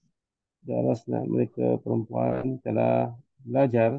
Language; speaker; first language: Indonesian; non-native, learner; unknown